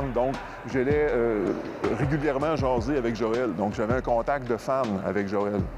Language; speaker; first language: French; native; French